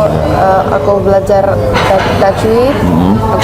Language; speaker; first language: Indonesian; non-native, fluent; Finnish